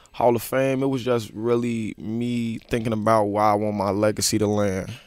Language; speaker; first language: English; native; English